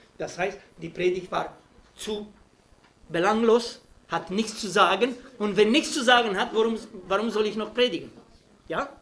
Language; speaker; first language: German; non-native, fluent; Romanian